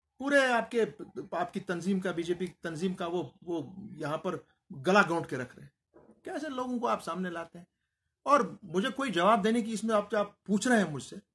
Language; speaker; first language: Hindi; non-native, local second language; Kashmiri